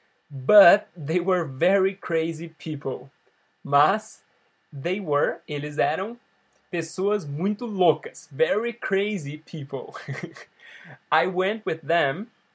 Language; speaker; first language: English; non-native, fluent; Portuguese